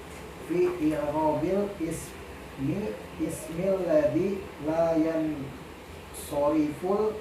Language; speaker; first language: Arabic; non-native, learner; Indonesian